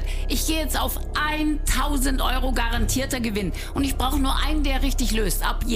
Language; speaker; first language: German; native; German